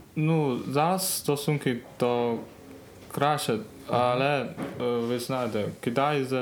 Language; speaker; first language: Ukrainian; non-native, learner; Chinese